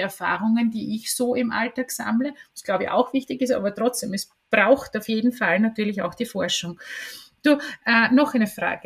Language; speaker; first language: German; native; German